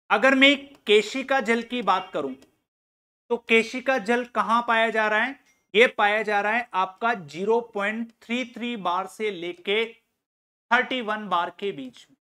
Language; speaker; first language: Hindi; native; Hindi